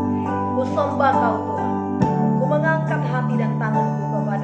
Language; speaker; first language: Indonesian; native; Indonesian